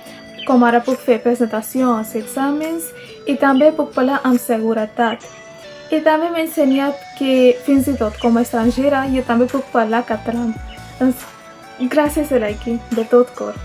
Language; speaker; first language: Catalan; non-native, learner; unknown